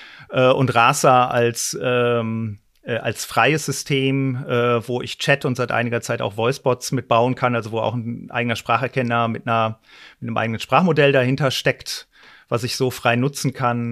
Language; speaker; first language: German; native; German